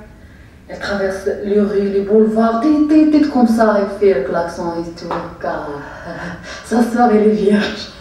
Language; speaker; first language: French; non-native, learner; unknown